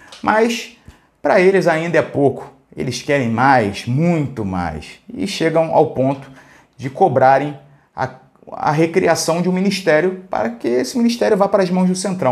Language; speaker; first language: Portuguese; native; Portuguese